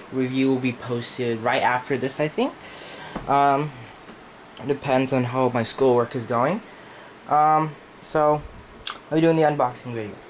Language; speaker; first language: English; native; English